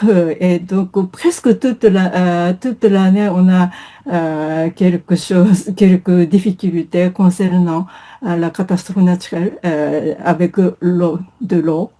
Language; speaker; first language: French; non-native, fluent; Japanese